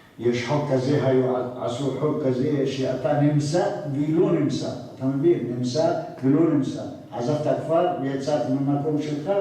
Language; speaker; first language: Hebrew; non-native, local second language; Arabic